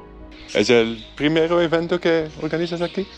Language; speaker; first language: Spanish; non-native, learner; Dutch